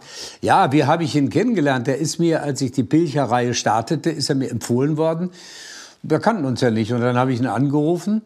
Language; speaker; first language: German; native; German